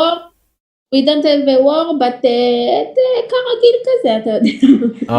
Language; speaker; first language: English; non-native, learner; Hebrew